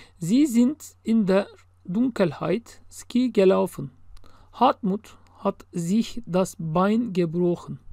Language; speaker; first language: German; non-native, fluent; Turkish